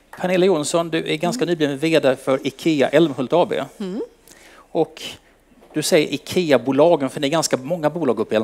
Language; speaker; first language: Swedish; native; Swedish